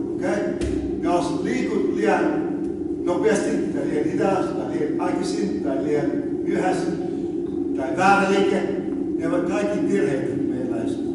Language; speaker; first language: Finnish; non-native, learner; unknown